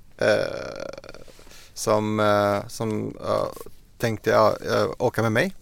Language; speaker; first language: Swedish; non-native, fluent; Arabic